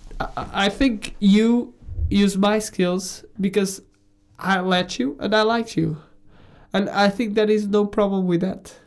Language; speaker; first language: English; non-native, fluent; Portuguese